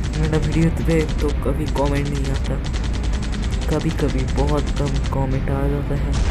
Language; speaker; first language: Hindi; non-native, fluent; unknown